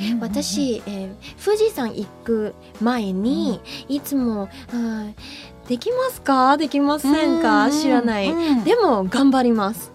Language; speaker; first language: Japanese; non-native, learner; English